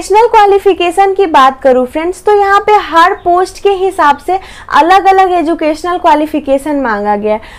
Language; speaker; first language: Hindi; native; Hindi